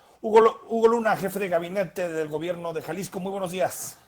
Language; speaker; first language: Spanish; native; Spanish